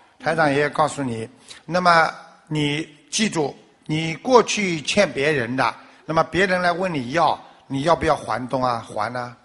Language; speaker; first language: Chinese; native; Chinese